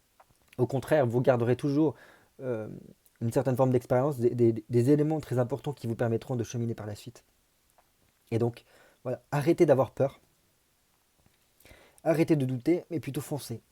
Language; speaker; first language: French; native; French